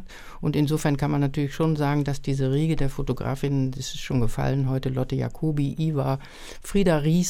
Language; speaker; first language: German; native; German